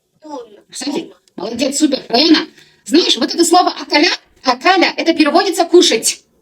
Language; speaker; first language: Russian; non-native, local second language; Kazakh